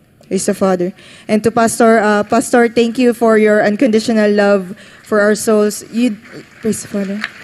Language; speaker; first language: English; non-native, local second language; Filipino